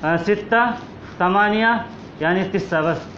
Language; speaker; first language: Arabic; non-native, learner; Hindi